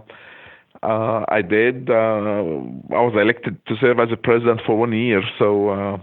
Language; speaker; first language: English; non-native, fluent; Hebrew